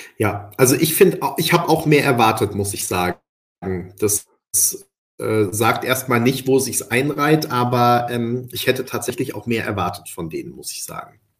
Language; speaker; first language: German; early bilingual, other home language; Spanish